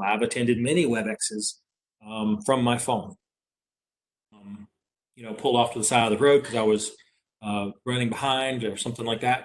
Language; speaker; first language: English; native; English